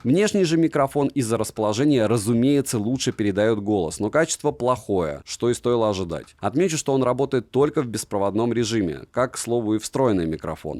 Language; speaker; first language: Russian; native; Russian